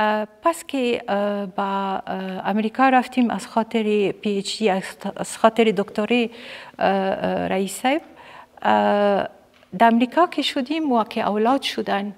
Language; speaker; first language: Persian; non-native, fluent; Arabic